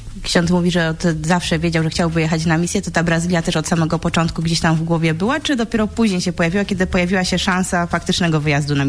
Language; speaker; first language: Polish; native; Polish